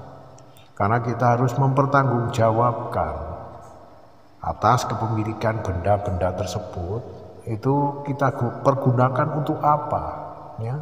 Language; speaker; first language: Indonesian; native; Indonesian